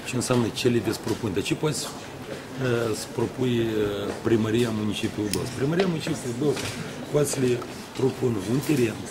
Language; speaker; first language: Romanian; non-native, local second language; Russian